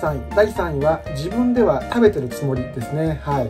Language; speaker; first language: Japanese; native; Japanese